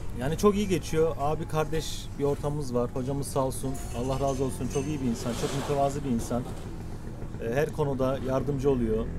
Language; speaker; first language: Turkish; early bilingual, heritage; Turkish